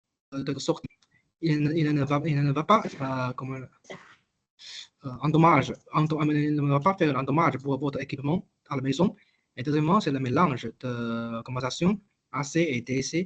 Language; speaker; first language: French; non-native, learner; Chinese